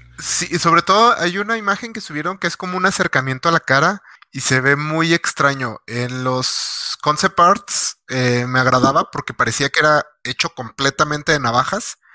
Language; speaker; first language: Spanish; native; Spanish